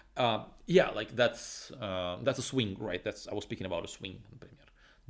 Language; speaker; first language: English; non-native, fluent; Russian